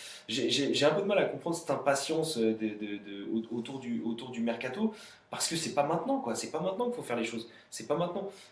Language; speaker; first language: French; native; French